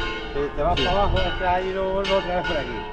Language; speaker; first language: Spanish; native; Spanish